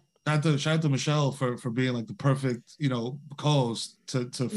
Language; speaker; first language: English; native; English